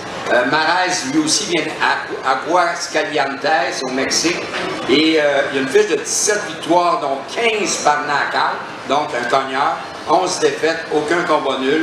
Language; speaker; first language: French; native; French